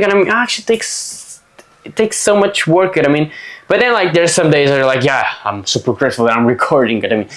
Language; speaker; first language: English; non-native, fluent; Portuguese